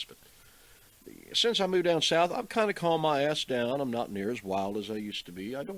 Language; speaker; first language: English; native; English